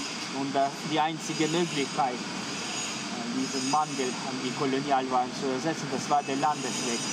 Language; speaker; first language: German; non-native, fluent; Ukrainian